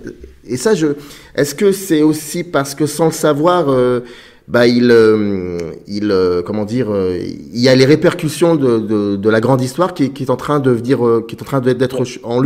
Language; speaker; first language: French; native; French